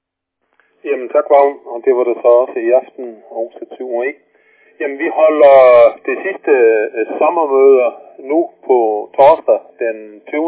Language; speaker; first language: Danish; native; Danish